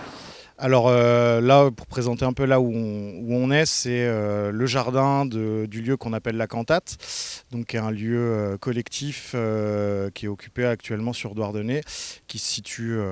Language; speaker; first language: French; native; French